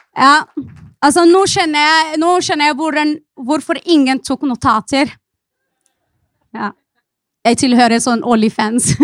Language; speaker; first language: Norwegian; non-native, fluent; Arabic